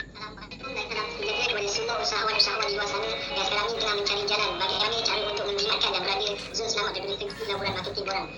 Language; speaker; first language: Malay; native; Malay